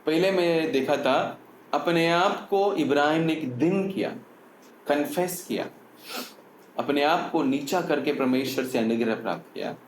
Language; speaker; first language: Hindi; non-native, local second language; Tamil